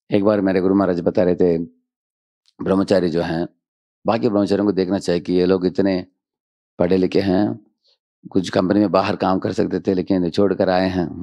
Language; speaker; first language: Hindi; non-native, local second language; Telugu